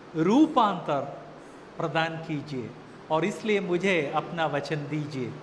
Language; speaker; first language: Hindi; native; Hindi